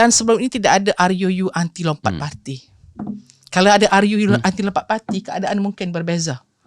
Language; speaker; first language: Malay; native; Malay